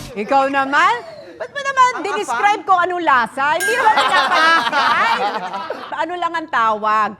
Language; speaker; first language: Filipino; native; Filipino